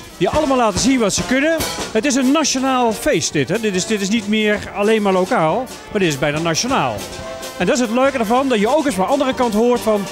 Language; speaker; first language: Dutch; native; Dutch